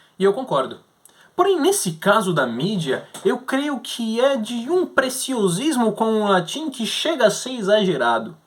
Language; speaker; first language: Portuguese; native; Portuguese